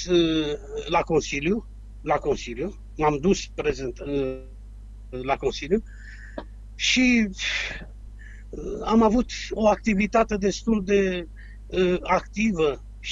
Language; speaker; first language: Romanian; native; Romanian